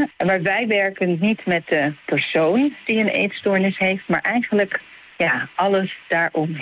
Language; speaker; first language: Dutch; native; Dutch